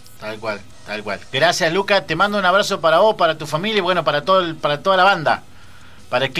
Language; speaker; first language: Spanish; native; Spanish